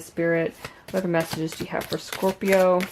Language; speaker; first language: English; native; English